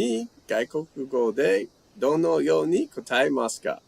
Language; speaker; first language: Japanese; non-native, learner; English